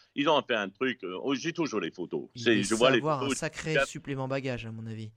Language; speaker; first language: French; non-native, fluent; English